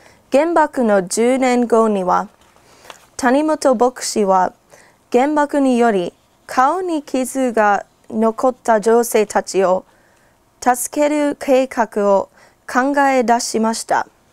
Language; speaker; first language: Japanese; non-native, fluent; English